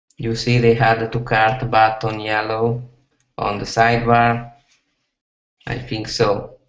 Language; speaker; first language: English; non-native, fluent; Italian